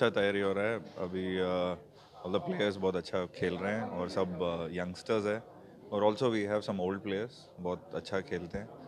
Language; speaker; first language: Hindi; non-native, local second language; Tamil